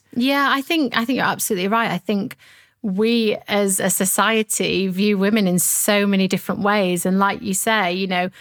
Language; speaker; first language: English; native; English